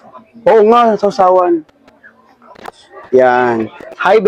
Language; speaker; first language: Filipino; native; Filipino